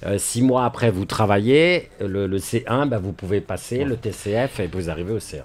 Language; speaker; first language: French; native; French